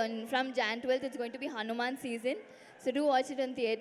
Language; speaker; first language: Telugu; non-native, learner; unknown